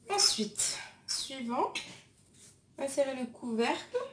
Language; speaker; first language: French; non-native, local second language; Arabic